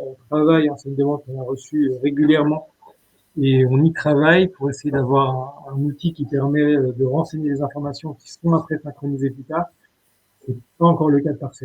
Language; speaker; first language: French; native; French